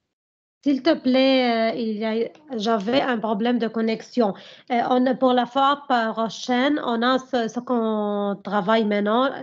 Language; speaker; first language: French; non-native, learner; Arabic